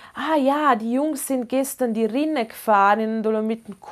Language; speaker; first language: German; non-native, fluent; Ladin